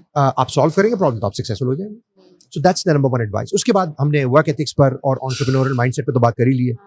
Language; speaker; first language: Urdu; native; Urdu